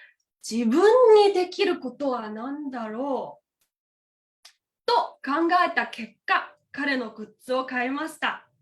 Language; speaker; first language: Japanese; non-native, fluent; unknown